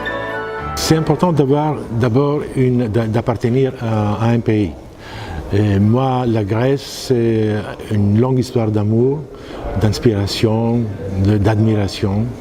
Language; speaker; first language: French; non-native, fluent; Greek